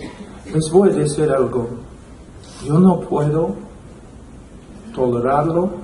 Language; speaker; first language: Spanish; non-native, fluent; English